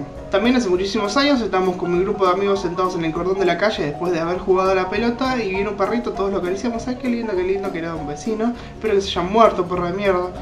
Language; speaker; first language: Spanish; native; Spanish